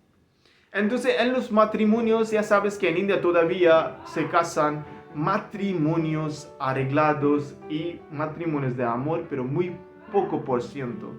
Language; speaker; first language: Spanish; non-native, learner; Hindi